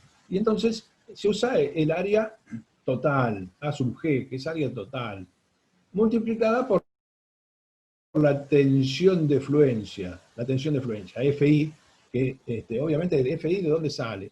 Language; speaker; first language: Spanish; native; Spanish